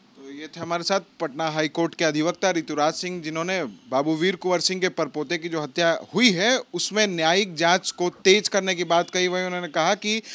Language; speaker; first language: Hindi; native; Hindi